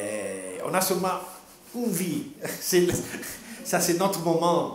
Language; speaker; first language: French; non-native, learner; Italian